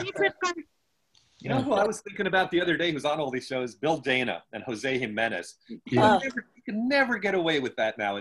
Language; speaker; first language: English; native; English